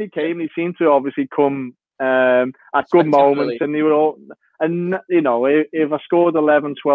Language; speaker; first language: English; native; English